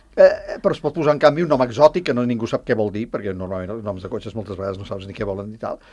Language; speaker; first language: Catalan; native; Catalan